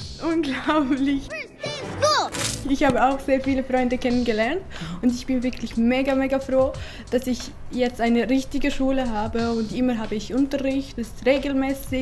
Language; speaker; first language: German; non-native, learner; Arabic